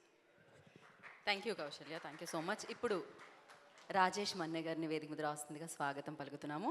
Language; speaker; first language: Telugu; native; Telugu